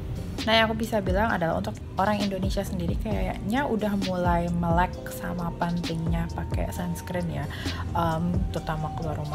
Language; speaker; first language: Indonesian; native; Indonesian